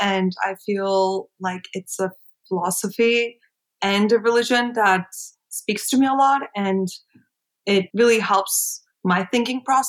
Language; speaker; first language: English; non-native, fluent; Turkish